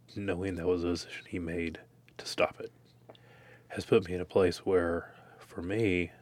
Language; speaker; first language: English; native; English